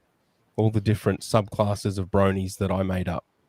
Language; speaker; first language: English; native; English